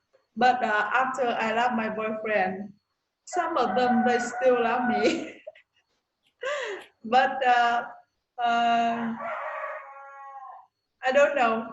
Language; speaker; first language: English; non-native, learner; Vietnamese